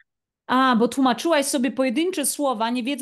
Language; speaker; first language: Polish; native; Polish